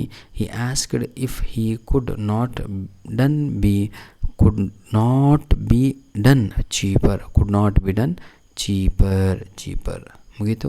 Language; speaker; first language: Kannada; native; Kannada